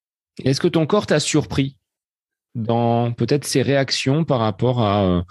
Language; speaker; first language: French; native; French